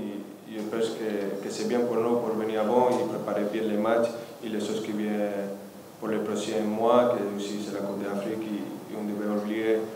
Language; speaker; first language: French; non-native, fluent; Spanish